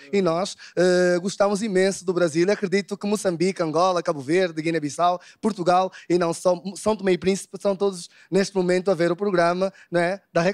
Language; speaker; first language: Portuguese; native; Portuguese